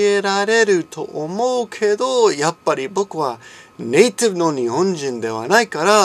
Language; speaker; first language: Japanese; non-native, fluent; English